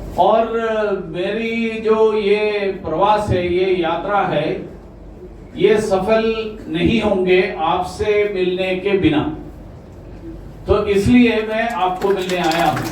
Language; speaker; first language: Hindi; non-native, local second language; Malayalam